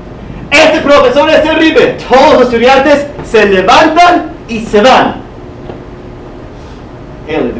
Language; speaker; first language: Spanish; non-native, fluent; English